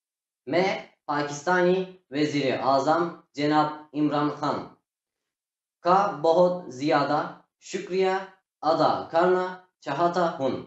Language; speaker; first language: Hindi; non-native, learner; Turkish